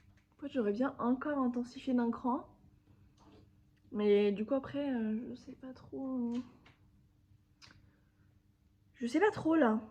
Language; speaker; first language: French; native; French